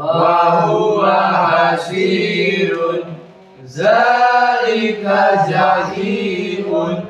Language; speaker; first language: Arabic; non-native, learner; Indonesian